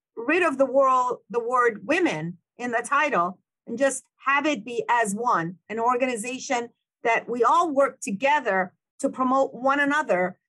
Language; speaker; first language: English; non-native, fluent; Persian